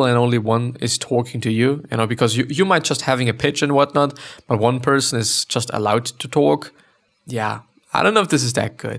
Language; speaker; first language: English; non-native, fluent; German